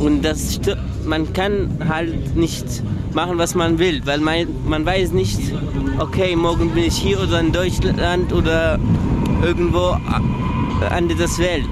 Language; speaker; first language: German; early bilingual, other home language; Arabic